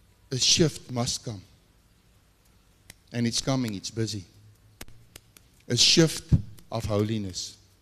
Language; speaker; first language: English; non-native, local second language; Afrikaans